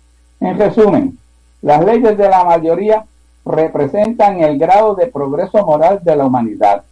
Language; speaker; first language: Spanish; native; Spanish